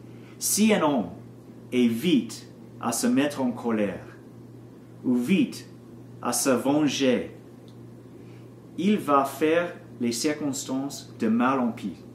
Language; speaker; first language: French; non-native, learner; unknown